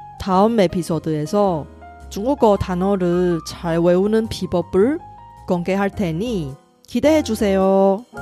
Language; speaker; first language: Korean; non-native, fluent; Chinese